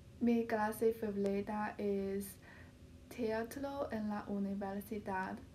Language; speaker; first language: Spanish; non-native, learner; Chinese